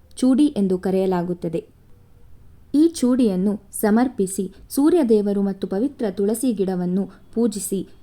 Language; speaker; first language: Kannada; non-native, local second language; Konkani